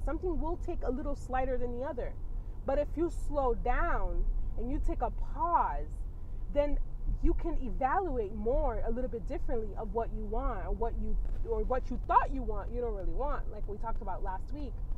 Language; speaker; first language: English; early bilingual, other home language; Spanish